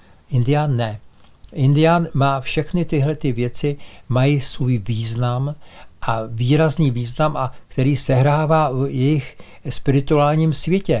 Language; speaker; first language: Czech; native; Czech